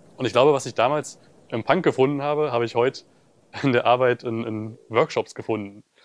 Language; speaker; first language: German; native; German